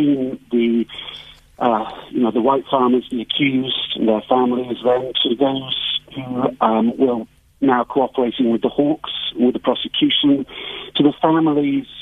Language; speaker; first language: English; native; English